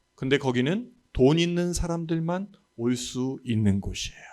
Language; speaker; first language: Korean; native; Korean